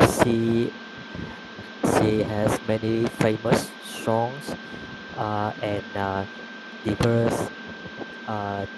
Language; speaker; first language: English; non-native, learner; Vietnamese